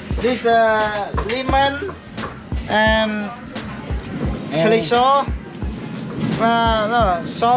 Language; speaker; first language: English; non-native, learner; Khmer